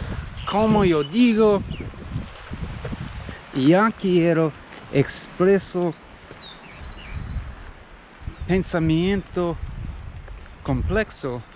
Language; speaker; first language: Spanish; non-native, learner; English